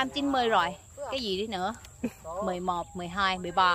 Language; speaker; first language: Vietnamese; non-native, learner; Thai